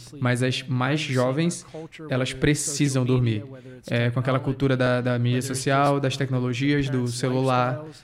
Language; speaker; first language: Portuguese; non-native, fluent; English